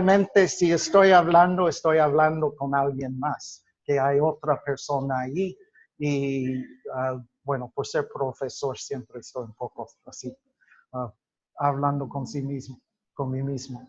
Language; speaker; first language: Spanish; non-native, fluent; English